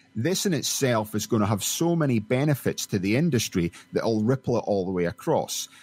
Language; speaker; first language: English; native; English